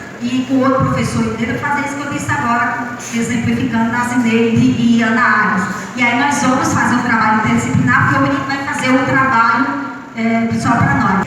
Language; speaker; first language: Portuguese; native; Portuguese